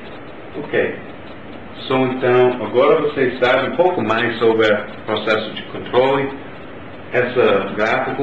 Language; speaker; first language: Portuguese; non-native, learner; English